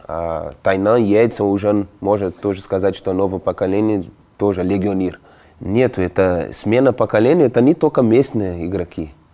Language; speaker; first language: Russian; non-native, fluent; Portuguese